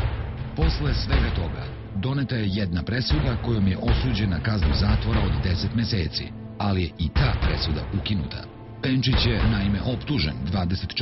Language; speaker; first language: Serbian; native; Serbian